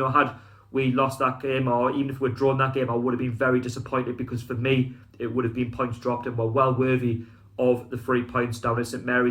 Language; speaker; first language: English; native; English